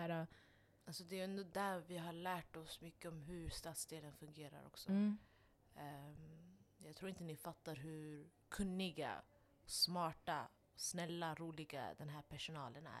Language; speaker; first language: Swedish; non-native, local second language; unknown